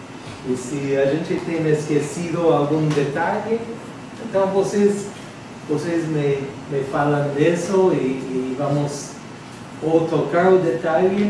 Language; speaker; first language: Portuguese; non-native, fluent; English